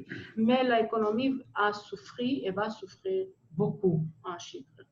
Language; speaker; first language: French; non-native, fluent; Greek